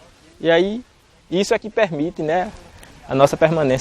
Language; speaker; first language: Portuguese; native; Portuguese